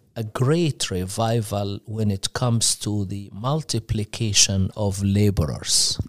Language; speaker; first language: English; non-native, fluent; Arabic